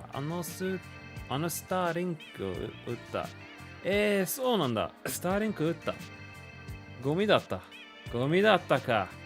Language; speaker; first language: Japanese; non-native, learner; English